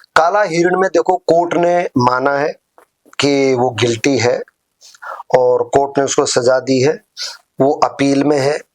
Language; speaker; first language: Hindi; native; Hindi